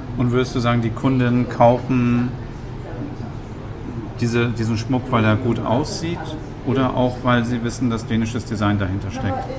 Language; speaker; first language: German; native; German